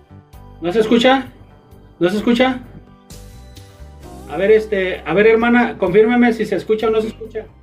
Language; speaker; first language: Spanish; native; Spanish